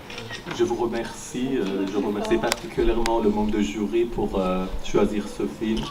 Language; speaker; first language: French; non-native, fluent; Persian